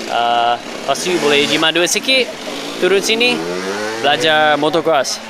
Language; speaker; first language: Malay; non-native, fluent; English